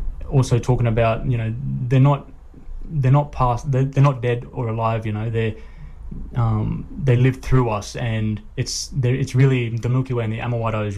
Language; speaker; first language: English; native; English